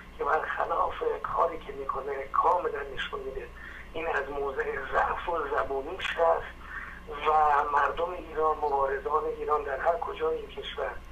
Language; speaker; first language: Persian; native; Persian